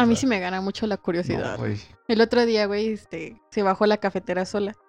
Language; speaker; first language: Spanish; native; Spanish